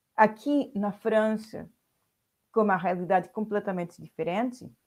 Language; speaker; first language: Portuguese; non-native, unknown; Spanish